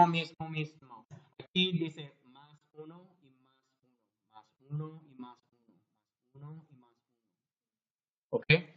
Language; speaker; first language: Spanish; non-native, learner; English